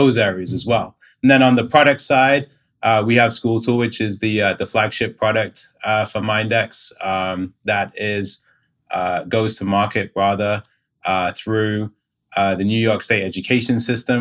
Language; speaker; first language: English; native; English